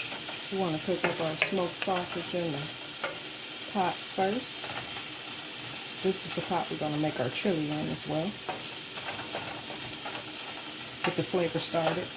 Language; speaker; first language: English; native; English